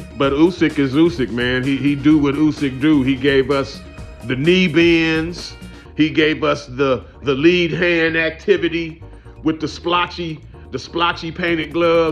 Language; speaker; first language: English; native; English